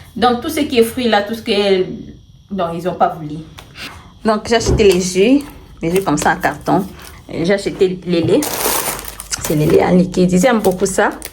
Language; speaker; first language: French; non-native, local second language; Swahili